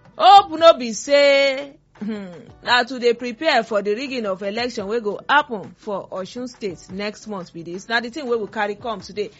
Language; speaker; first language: Nigerian Pidgin; non-native, local second language; Yoruba